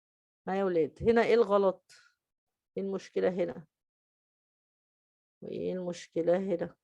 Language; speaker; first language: Arabic; native; Arabic